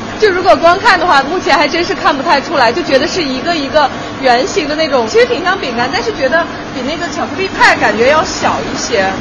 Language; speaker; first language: Chinese; native; Chinese